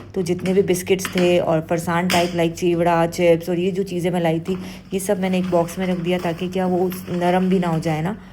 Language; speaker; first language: Urdu; native; Urdu